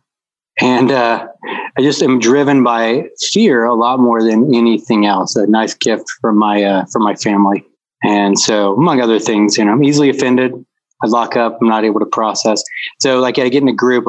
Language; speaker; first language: English; native; English